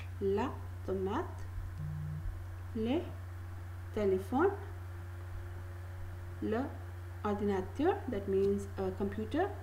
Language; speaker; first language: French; non-native, fluent; Hindi